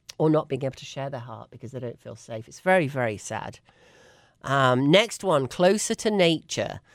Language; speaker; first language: English; native; English